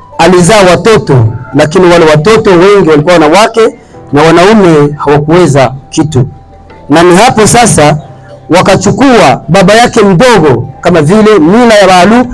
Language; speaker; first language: Swahili; native; Swahili